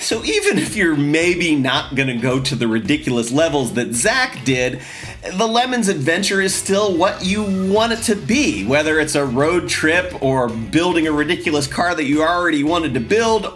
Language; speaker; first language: English; native; English